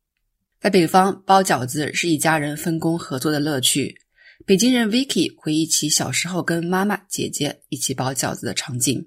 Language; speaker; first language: Chinese; native; Chinese